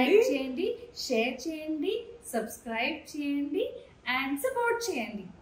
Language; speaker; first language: Telugu; non-native, learner; Kannada